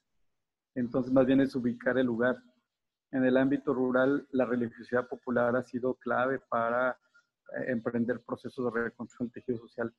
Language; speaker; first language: Spanish; native; Spanish